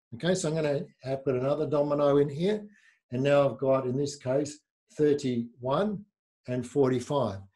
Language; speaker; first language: English; native; English